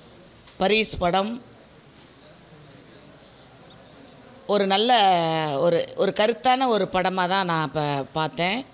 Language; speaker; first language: Tamil; native; Tamil